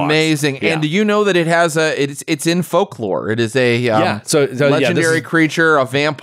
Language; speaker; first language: English; native; English